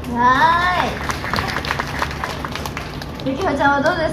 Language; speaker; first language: Japanese; native; Japanese